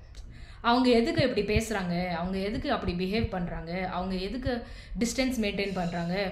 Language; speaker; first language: Tamil; non-native, local second language; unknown